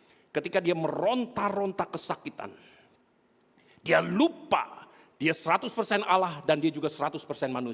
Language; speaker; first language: Indonesian; native; Indonesian